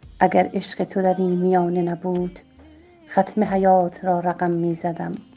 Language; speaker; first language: Persian; non-native, local second language; Central Kurdish